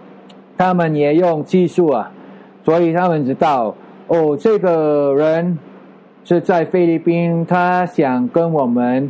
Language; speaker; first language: Chinese; non-native, fluent; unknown